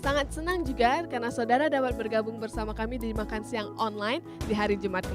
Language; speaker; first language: Indonesian; native; Indonesian